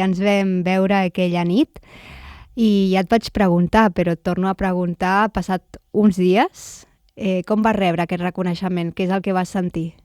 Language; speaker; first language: Catalan; native; Catalan